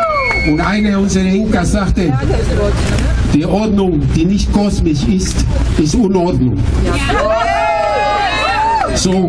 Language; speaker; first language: German; non-native, fluent; Spanish